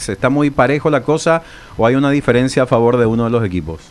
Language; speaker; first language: Spanish; native; Spanish